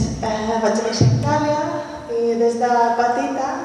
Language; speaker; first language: Catalan; early bilingual, heritage; Catalan